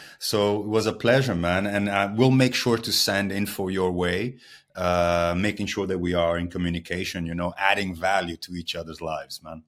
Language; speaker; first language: English; non-native, fluent; Portuguese